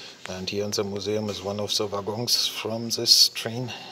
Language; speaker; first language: English; non-native, learner; German